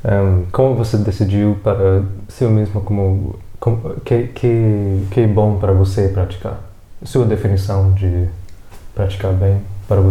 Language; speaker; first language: Portuguese; non-native, fluent; English